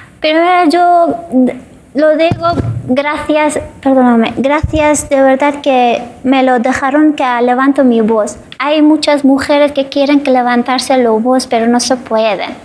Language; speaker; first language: Spanish; non-native, learner; Persian